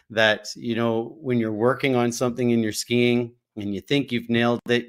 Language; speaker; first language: English; native; English